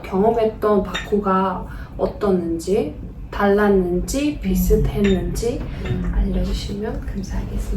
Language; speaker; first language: Korean; non-native, fluent; Azerbaijani